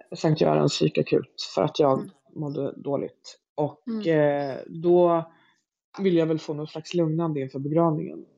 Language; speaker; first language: Swedish; native; Swedish